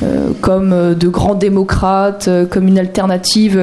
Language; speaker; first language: French; native; French